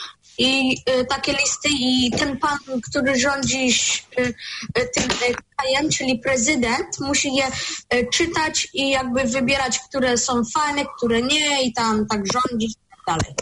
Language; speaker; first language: Polish; early bilingual, heritage; Polish